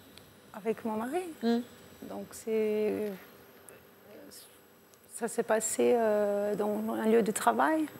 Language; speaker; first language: French; non-native, fluent; Portuguese